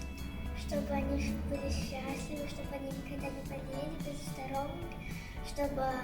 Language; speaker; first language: Russian; non-native, local second language; Kazakh